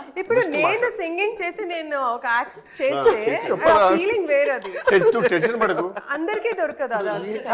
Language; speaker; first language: Telugu; non-native, fluent; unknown